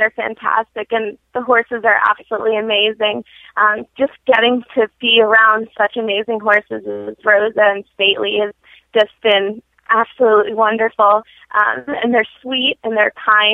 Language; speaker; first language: English; native; English